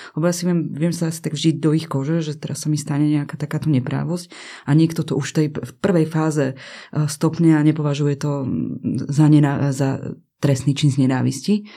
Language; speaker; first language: Slovak; native; Slovak